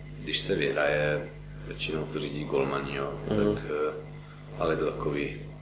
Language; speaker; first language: Czech; non-native, fluent; Slovenian